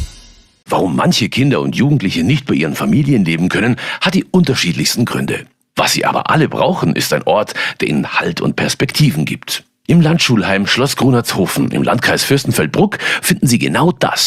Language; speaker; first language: German; native; German